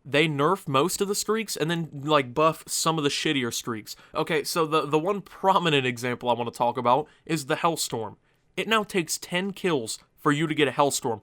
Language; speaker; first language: English; native; English